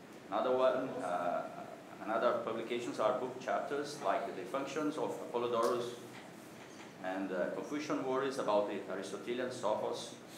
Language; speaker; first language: English; non-native, fluent; Portuguese